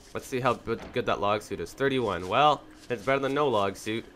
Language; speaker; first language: English; native; English